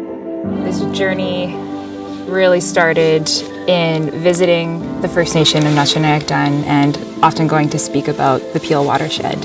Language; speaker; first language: English; native; English